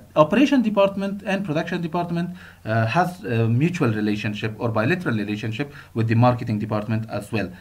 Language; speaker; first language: English; non-native, fluent; Persian